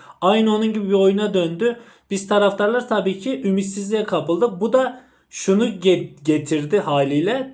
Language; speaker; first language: Turkish; native; Turkish